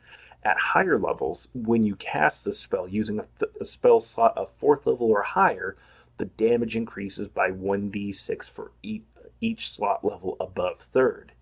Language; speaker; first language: English; native; English